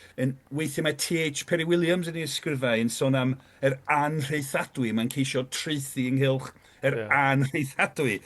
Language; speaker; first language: Welsh; non-native, fluent; English